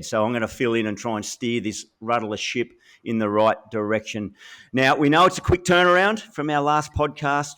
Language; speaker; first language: English; native; English